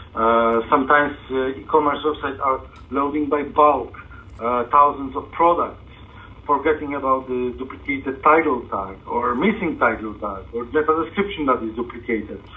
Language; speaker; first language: English; non-native, fluent; Polish